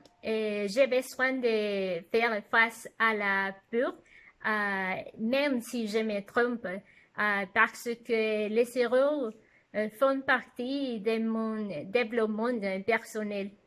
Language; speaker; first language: French; non-native, fluent; Spanish